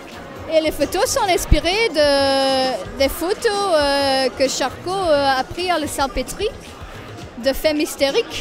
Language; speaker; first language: French; non-native, local second language; Dutch